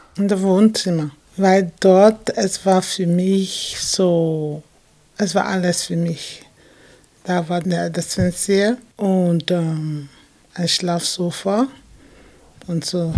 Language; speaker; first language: German; non-native, fluent; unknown